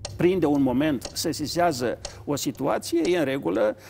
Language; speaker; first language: Romanian; native; Romanian